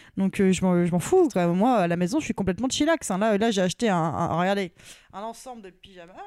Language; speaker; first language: French; native; French